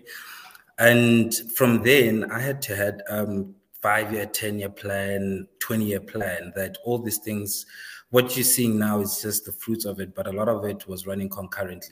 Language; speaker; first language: English; non-native, local second language; Northern Sotho